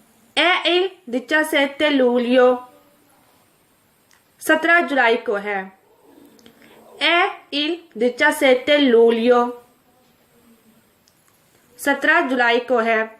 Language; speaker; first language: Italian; non-native, fluent; Urdu